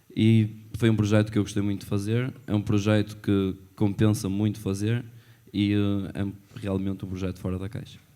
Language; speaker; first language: Portuguese; native; Portuguese